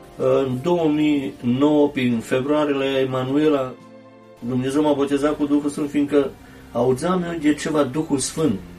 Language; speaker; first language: Romanian; early bilingual, heritage; Romanian